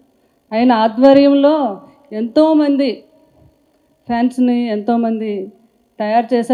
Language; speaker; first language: Telugu; native; Telugu